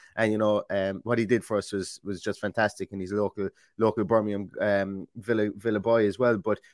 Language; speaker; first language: English; native; English